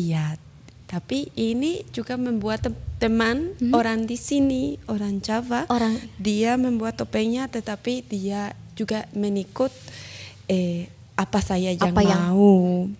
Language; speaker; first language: Indonesian; non-native, learner; Spanish